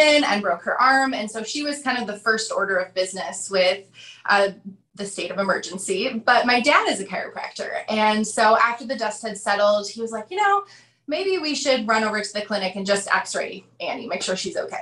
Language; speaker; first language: English; native; English